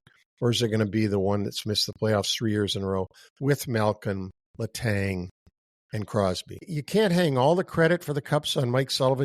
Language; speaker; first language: English; native; English